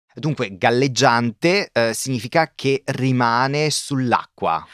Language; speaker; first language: Italian; native; Italian